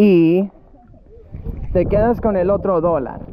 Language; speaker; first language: Spanish; early bilingual, heritage; English